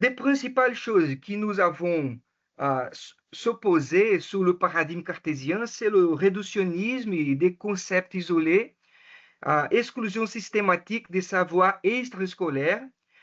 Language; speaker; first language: French; non-native, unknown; Portuguese